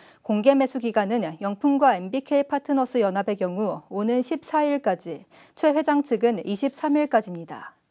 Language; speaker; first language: Korean; native; Korean